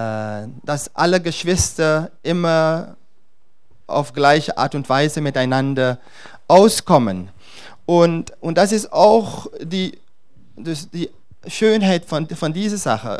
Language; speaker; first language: German; non-native, fluent; Dutch